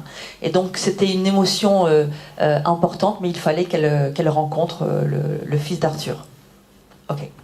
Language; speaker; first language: French; native; French